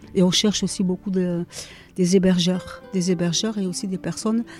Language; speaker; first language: French; native; French